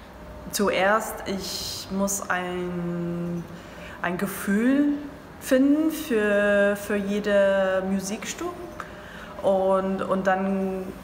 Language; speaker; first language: German; non-native, learner; English